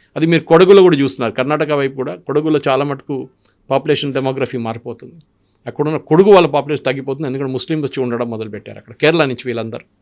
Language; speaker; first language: Telugu; non-native, local second language; Malayalam